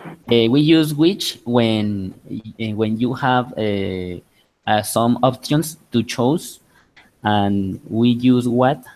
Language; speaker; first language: English; non-native, learner; Spanish